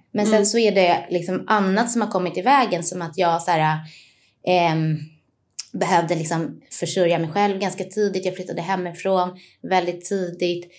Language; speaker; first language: Swedish; native; Swedish